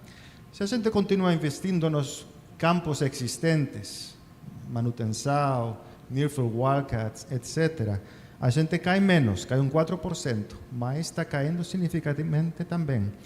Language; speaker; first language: Portuguese; non-native, fluent; Spanish